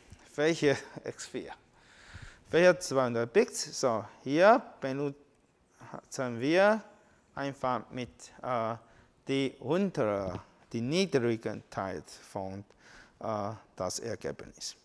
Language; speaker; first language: German; non-native, learner; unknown